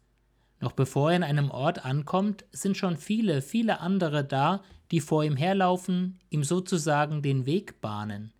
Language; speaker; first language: German; native; German